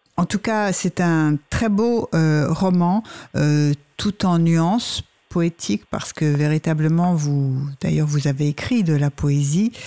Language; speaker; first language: French; native; French